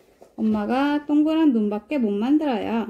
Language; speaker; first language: Korean; native; Korean